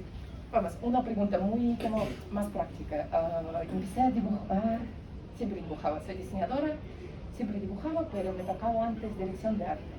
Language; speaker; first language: Spanish; non-native, learner; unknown